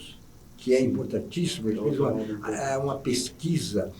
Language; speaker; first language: Portuguese; native; Portuguese